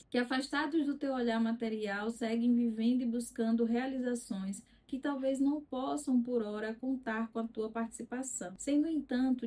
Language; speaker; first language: Portuguese; native; Portuguese